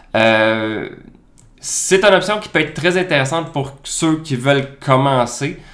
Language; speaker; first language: French; native; French